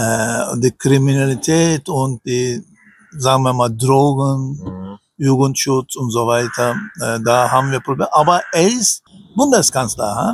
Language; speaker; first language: German; non-native, learner; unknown